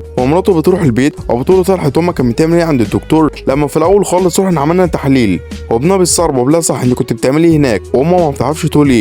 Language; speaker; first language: Arabic; native; Arabic